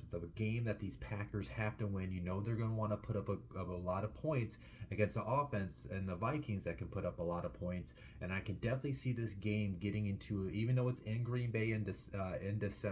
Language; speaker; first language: English; native; English